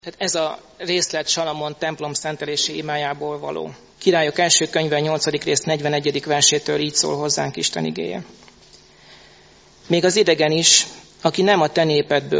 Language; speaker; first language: Hungarian; native; Hungarian